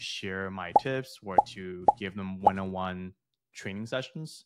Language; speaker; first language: English; early bilingual, other home language; Chinese